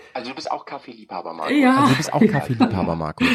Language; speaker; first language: German; native; German